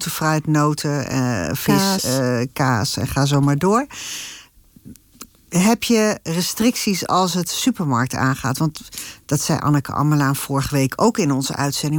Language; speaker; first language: Dutch; native; Dutch